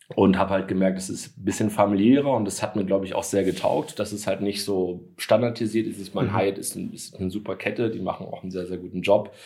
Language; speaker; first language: German; native; German